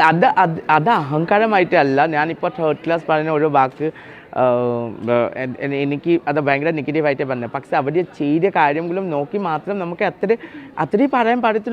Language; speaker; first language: Malayalam; non-native, fluent; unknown